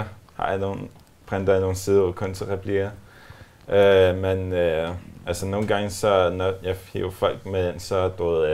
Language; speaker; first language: Danish; native; Danish